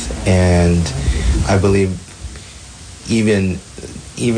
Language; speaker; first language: English; native; English